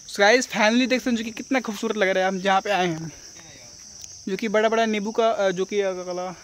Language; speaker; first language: Hindi; native; Hindi